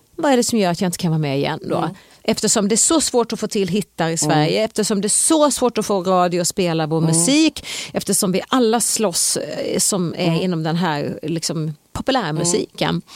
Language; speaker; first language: Swedish; native; Swedish